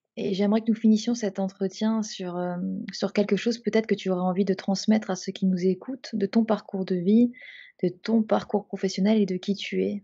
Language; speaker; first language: French; native; French